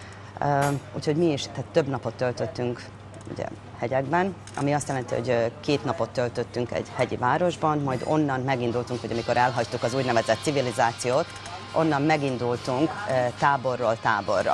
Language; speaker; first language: Hungarian; native; Hungarian